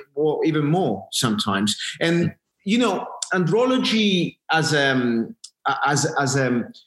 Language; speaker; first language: English; non-native, fluent; Greek